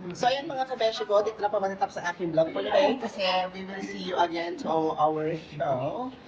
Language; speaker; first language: Filipino; native; Filipino